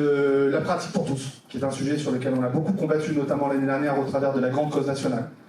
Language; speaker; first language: French; native; French